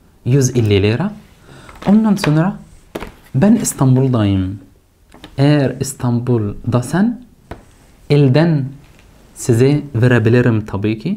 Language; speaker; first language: Turkish; non-native, fluent; Arabic